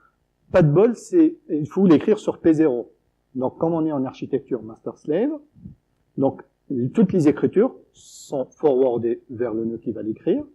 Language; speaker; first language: French; native; French